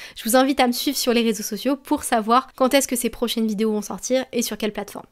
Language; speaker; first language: French; native; French